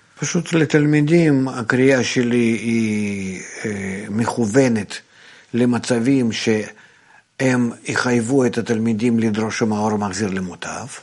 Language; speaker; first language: Hebrew; non-native, fluent; Russian